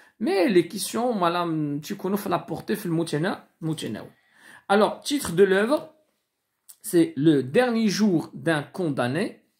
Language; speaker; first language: French; non-native, local second language; Arabic